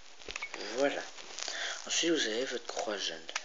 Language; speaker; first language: French; native; French